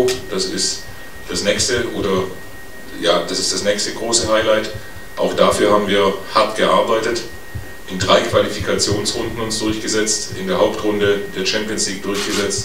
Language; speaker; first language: German; native; German